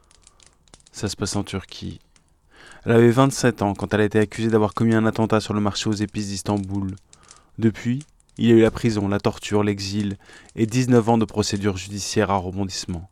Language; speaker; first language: French; native; French